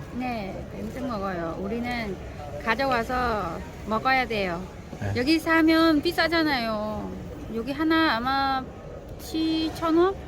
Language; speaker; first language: Korean; non-native, learner; Vietnamese